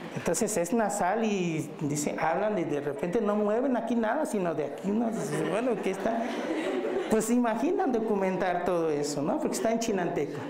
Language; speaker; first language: Spanish; non-native, local second language; Mixtepec Mixtec